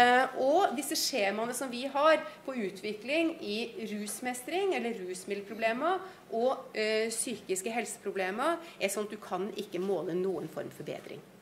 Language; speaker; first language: Norwegian; native; Norwegian